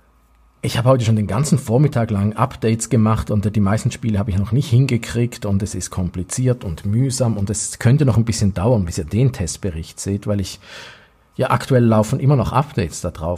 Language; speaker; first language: German; native; German